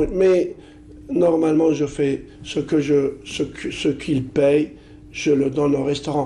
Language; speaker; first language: French; non-native, local second language; Arabic